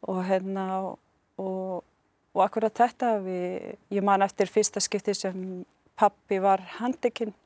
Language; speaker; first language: Icelandic; non-native, fluent; Arabic